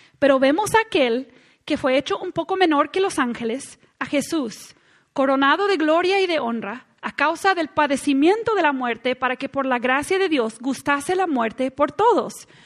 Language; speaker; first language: Spanish; non-native, fluent; English